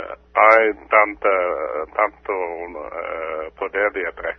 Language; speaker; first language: Spanish; non-native, fluent; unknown